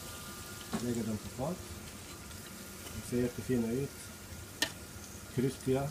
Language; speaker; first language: Swedish; non-native, learner; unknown